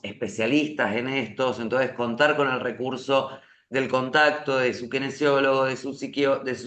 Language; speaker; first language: Spanish; native; Spanish